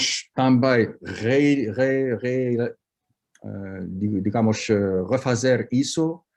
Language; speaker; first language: Portuguese; non-native, fluent; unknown